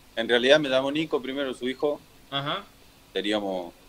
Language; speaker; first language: Spanish; native; Spanish